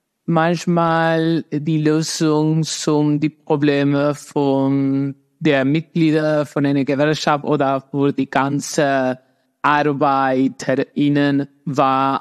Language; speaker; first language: German; non-native, learner; Spanish